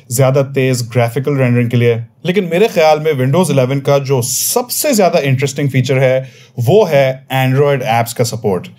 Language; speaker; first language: Urdu; native; Urdu